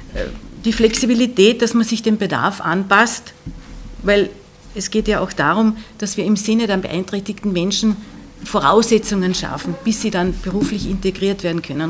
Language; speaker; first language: German; native; German